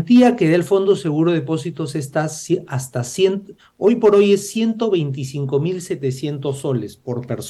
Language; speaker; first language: Spanish; native; Spanish